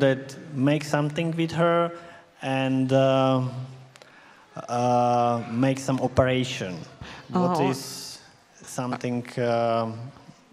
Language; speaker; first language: English; non-native, learner; Slovak